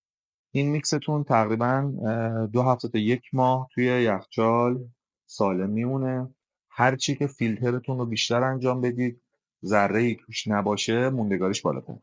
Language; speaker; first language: Persian; native; Persian